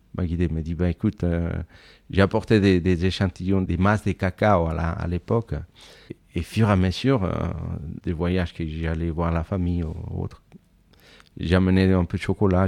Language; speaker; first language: French; non-native, fluent; Spanish